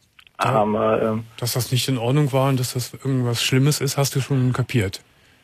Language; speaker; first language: German; native; German